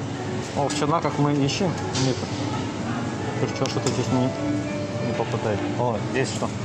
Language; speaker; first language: Russian; non-native, learner; Azerbaijani